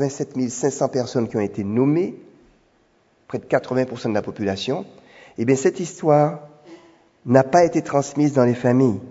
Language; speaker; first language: French; native; French